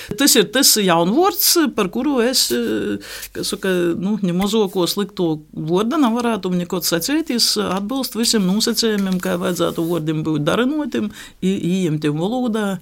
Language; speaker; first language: Latvian; native; Latvian